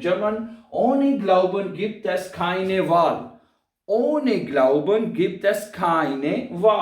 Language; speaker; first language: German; non-native, learner; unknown